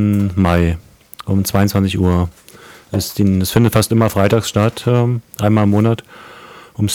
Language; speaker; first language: German; native; German